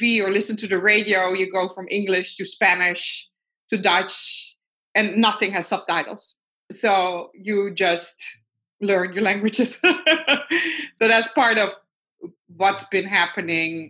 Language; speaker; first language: English; non-native, fluent; Dutch